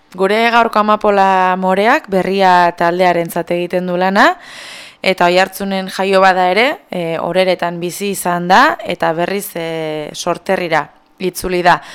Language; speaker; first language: Basque; native; Basque